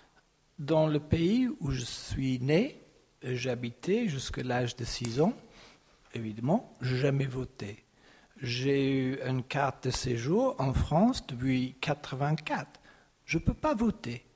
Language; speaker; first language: French; non-native, fluent; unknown